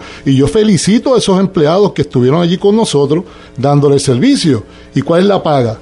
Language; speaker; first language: Spanish; native; Spanish